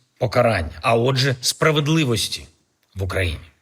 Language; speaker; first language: Ukrainian; native; Ukrainian